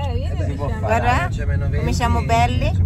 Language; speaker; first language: Italian; non-native, fluent; Filipino